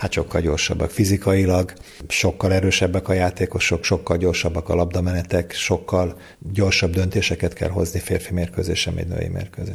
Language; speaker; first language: Hungarian; native; Hungarian